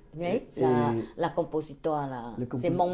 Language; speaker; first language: French; non-native, learner; Khmer